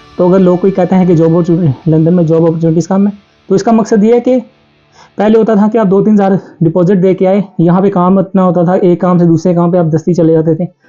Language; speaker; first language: Urdu; non-native, local second language; Punjabi